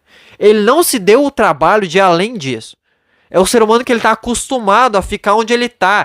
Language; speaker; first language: Portuguese; native; Portuguese